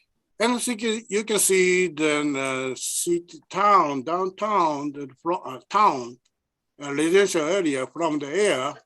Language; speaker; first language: English; non-native, learner; Japanese